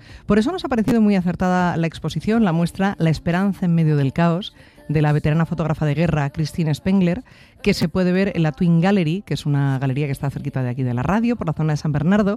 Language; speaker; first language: Spanish; native; Spanish